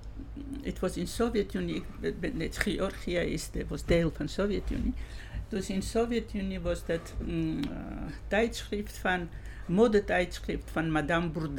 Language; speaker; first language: Dutch; non-native, fluent; Georgian